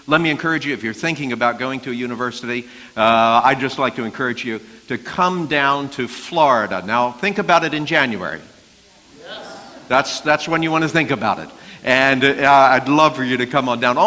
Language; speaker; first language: English; native; English